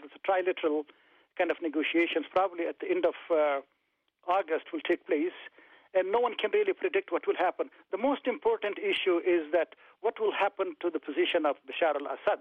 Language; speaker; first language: English; non-native, fluent; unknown